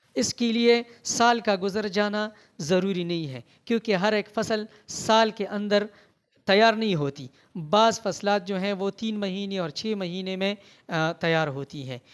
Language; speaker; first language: Urdu; non-native, local second language; Pashto